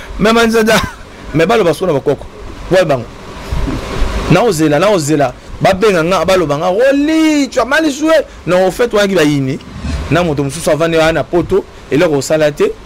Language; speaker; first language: Lingala; native; Lingala